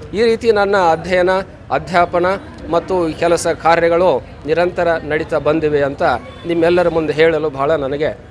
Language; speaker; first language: Kannada; native; Kannada